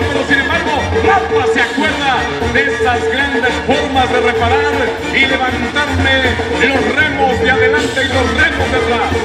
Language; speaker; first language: Spanish; native; Spanish